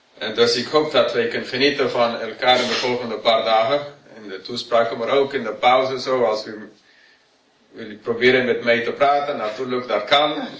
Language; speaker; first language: Dutch; non-native, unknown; English